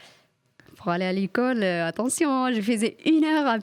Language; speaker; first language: French; non-native, fluent; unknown